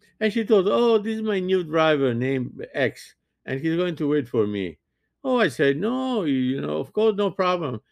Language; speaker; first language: English; non-native, fluent; French